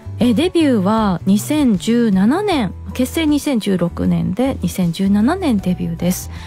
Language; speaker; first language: Japanese; native; Japanese